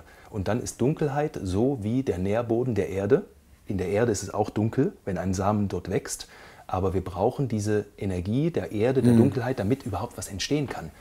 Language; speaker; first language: German; native; German